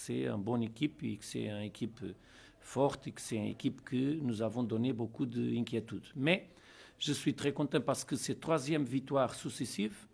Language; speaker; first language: French; non-native, learner; Portuguese